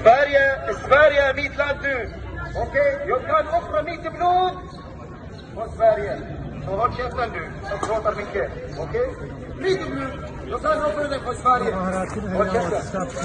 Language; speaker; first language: Swedish; non-native, learner; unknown